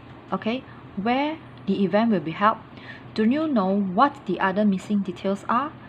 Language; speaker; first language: English; non-native, local second language; Chinese